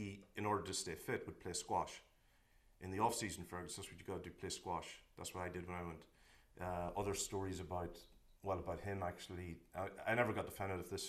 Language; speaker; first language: English; native; English